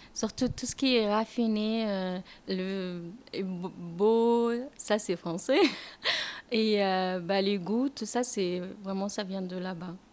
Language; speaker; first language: French; non-native, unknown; Arabic